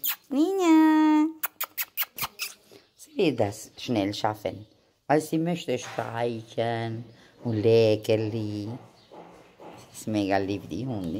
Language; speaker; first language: German; non-native, fluent; Spanish